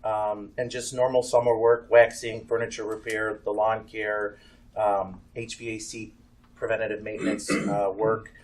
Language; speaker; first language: English; native; English